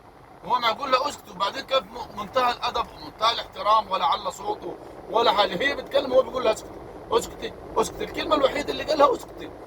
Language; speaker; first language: Arabic; native; Arabic